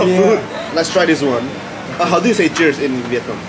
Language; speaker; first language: English; non-native, fluent; Indonesian